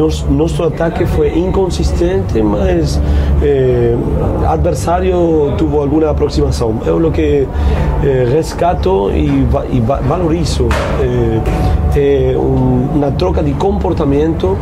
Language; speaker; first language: Portuguese; non-native, fluent; Spanish